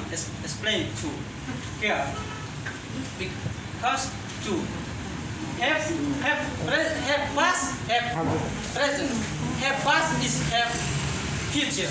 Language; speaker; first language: English; non-native, learner; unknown